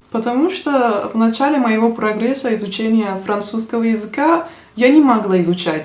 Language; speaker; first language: Russian; non-native, fluent; Turkish